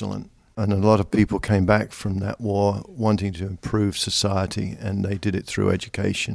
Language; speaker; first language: English; native; English